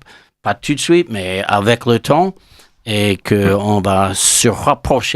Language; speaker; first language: French; non-native, learner; English